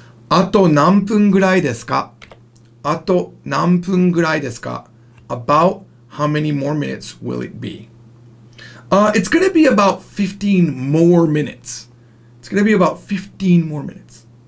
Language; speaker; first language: English; native; English